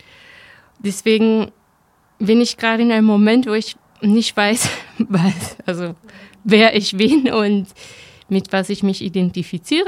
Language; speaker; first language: German; non-native, fluent; Spanish